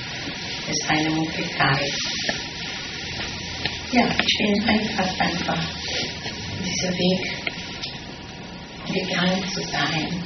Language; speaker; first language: German; non-native, fluent; Italian